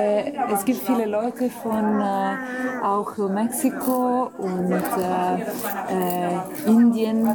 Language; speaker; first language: German; non-native, learner; Italian